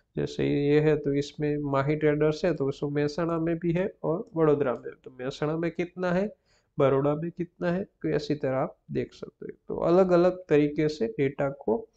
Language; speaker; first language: Hindi; non-native, local second language; Gujarati